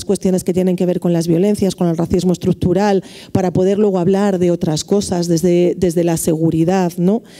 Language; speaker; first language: Spanish; native; Spanish